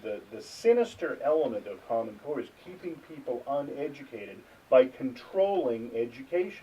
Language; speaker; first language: English; native; English